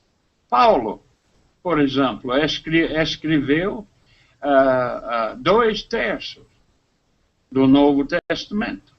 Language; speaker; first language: Portuguese; non-native, fluent; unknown